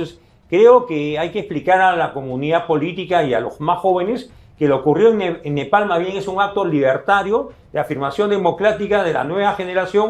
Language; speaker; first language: Spanish; native; Spanish